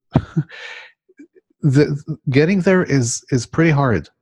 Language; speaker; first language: English; non-native, fluent; Hebrew